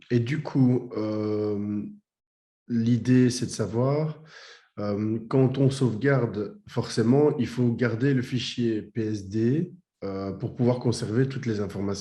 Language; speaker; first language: French; native; French